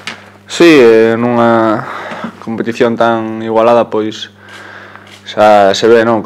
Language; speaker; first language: Galician; native; Galician